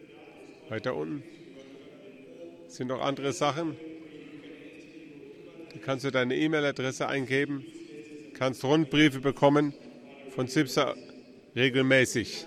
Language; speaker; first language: German; early bilingual, heritage; German